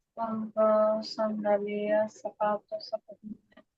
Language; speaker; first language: Spanish; non-native, fluent; Bangla